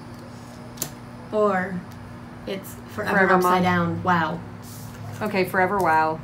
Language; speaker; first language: English; native; English